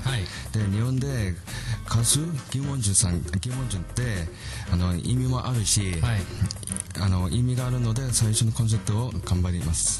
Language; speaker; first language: Japanese; non-native, fluent; Korean